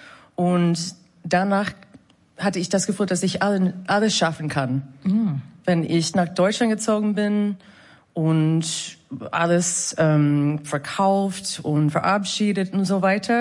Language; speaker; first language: German; non-native, fluent; English